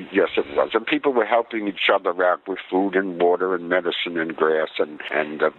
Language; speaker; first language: English; native; English